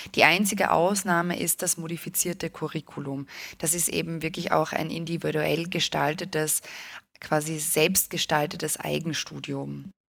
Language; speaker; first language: German; native; German